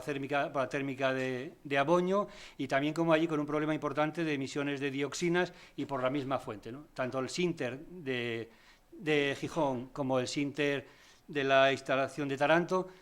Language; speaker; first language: Spanish; native; Spanish